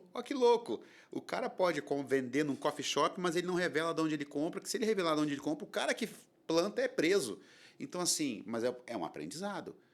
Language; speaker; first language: Portuguese; native; Portuguese